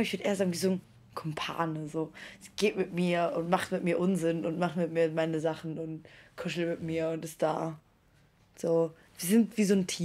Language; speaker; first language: German; native; German